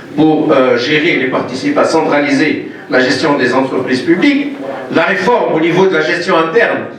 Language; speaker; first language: French; non-native, local second language; Arabic